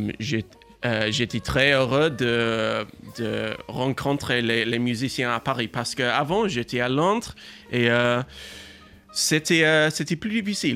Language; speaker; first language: French; non-native, learner; English